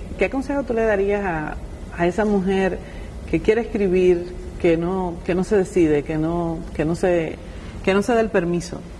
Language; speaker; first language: Spanish; native; Spanish